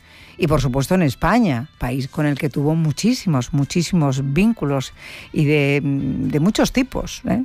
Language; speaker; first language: Spanish; native; Spanish